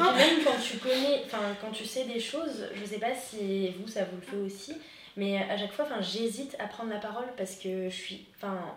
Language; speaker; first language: French; non-native, local second language; Arabic